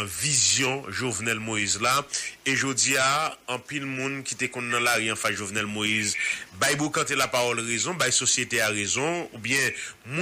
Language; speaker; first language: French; non-native, local second language; Haitian Creole